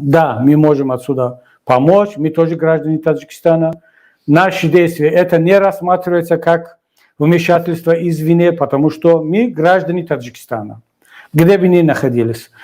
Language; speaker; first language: Russian; non-native, local second language; Tajik